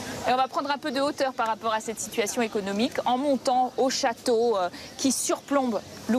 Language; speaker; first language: French; native; French